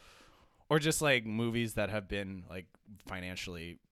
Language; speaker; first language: English; native; English